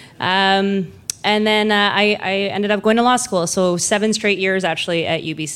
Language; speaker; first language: English; native; English